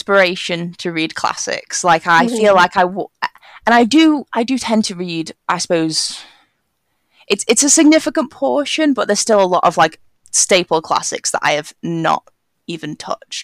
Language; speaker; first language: English; native; English